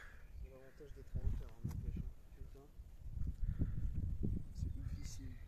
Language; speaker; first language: French; native; French